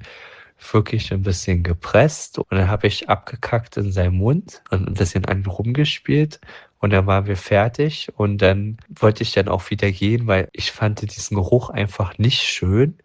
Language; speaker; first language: German; non-native, fluent; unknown